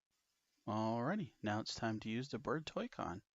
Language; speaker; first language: English; native; English